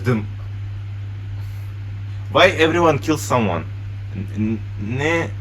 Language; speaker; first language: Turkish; non-native, learner; Tatar